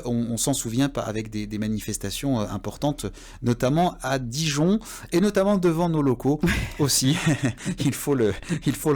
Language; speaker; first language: French; native; French